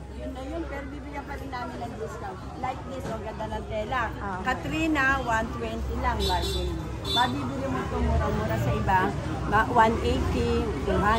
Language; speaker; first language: Filipino; native; Filipino